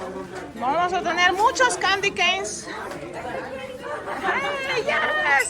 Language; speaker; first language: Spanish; non-native, fluent; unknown